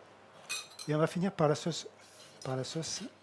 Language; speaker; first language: French; native; French